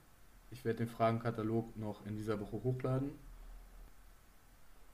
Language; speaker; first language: German; native; German